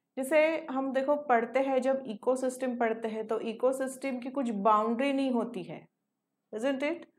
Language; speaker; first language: Hindi; non-native, local second language; Marathi